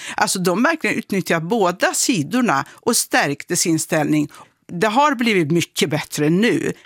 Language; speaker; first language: Swedish; early bilingual, other home language; Kurdish